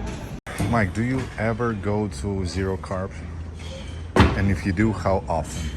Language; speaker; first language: English; non-native, fluent; Ukrainian